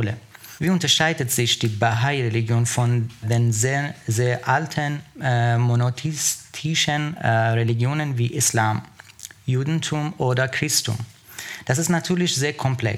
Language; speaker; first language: German; non-native, fluent; Persian